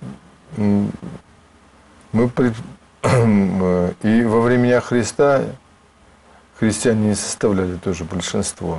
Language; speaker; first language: Russian; native; Russian